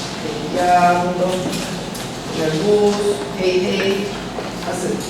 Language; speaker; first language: Spanish; early bilingual, heritage; Spanish